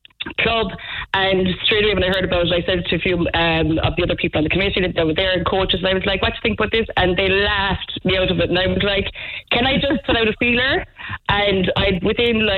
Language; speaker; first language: English; native; English